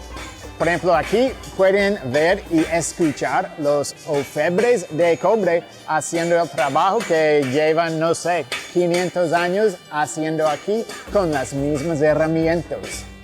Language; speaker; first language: Spanish; non-native, fluent; English